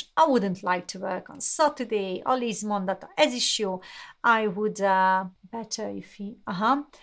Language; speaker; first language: English; non-native, fluent; Hungarian